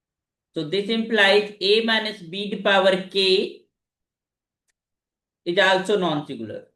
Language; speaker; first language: English; non-native, local second language; Hindi